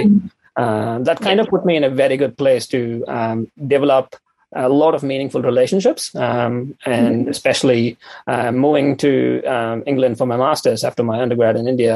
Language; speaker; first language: English; non-native, local second language; Tamil